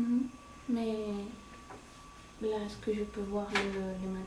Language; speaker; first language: French; non-native, learner; Spanish